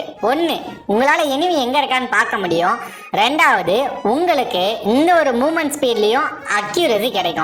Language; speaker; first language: Tamil; native; Tamil